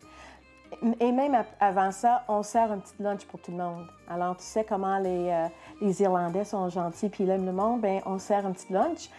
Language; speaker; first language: French; non-native, local second language; English